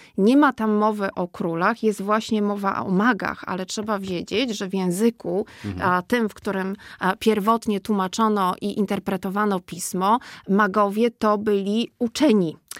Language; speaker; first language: Polish; native; Polish